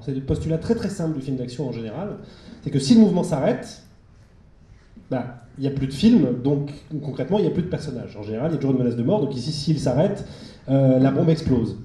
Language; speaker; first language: French; native; French